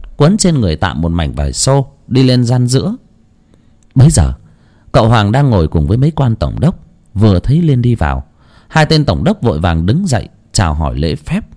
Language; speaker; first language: Vietnamese; non-native, local second language; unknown